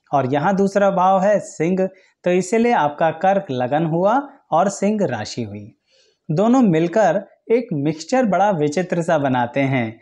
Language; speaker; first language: Hindi; native; Hindi